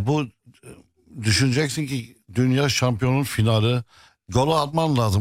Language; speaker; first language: Turkish; non-native, fluent; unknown